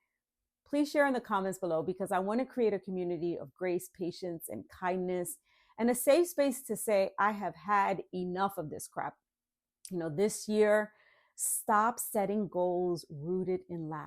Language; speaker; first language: English; native; English